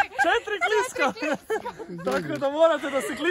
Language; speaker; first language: Serbian; native; Serbian